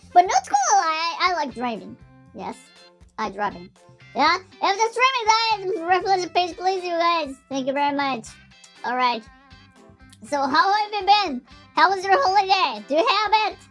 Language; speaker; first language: English; non-native, learner; Japanese